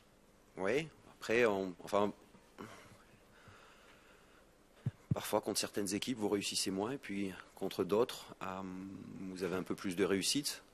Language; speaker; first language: French; native; French